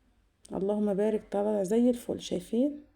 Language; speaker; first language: Arabic; native; Arabic